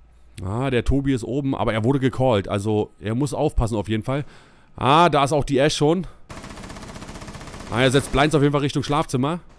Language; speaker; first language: German; native; German